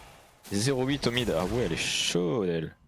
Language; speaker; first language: French; native; French